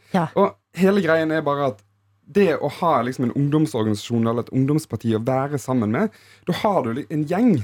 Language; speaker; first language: Norwegian; native; Norwegian